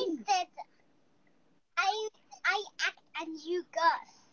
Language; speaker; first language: English; non-native, learner; Chinese